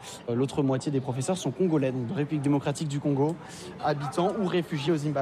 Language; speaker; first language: French; native; French